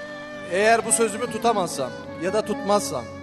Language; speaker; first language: Turkish; native; Turkish